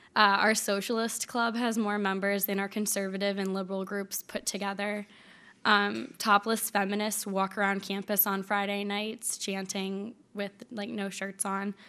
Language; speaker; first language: English; native; English